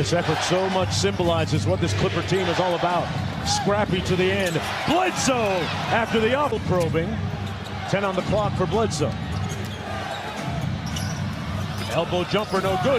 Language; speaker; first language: English; native; English